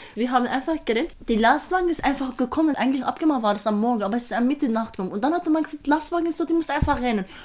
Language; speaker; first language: German; non-native, fluent; Arabic